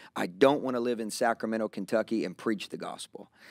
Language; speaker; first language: English; native; English